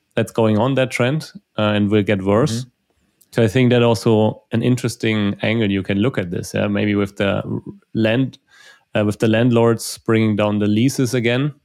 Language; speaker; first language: English; non-native, fluent; German